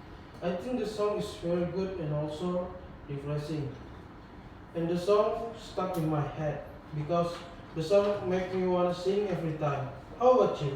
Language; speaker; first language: English; non-native, learner; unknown